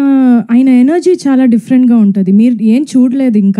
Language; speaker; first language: Telugu; non-native, fluent; Tamil